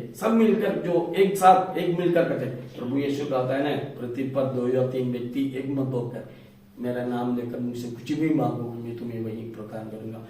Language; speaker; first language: Hindi; non-native, local second language; Malayalam